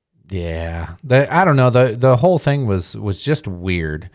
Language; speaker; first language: English; native; English